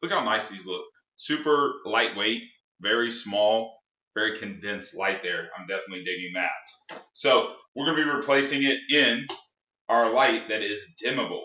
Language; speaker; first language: English; native; English